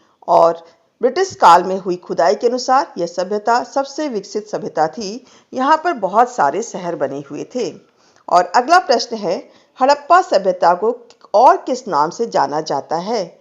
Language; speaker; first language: Hindi; native; Hindi